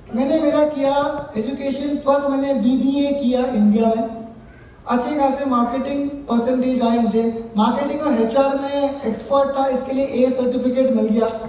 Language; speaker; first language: Hindi; native; Hindi